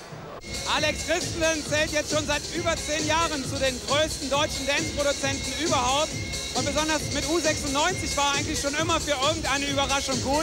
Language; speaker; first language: German; native; German